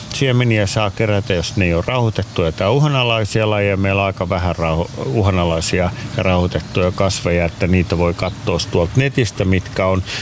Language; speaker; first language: Finnish; native; Finnish